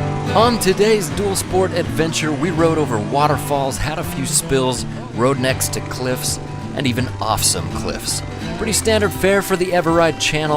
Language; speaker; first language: English; native; English